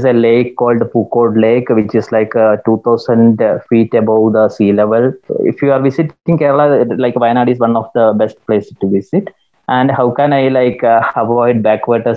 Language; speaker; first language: English; non-native, local second language; Malayalam